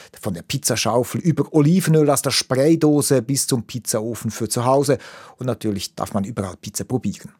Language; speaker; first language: German; native; German